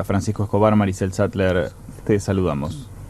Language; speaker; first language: Spanish; native; Spanish